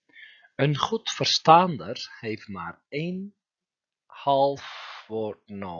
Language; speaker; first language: Dutch; non-native, fluent; Turkish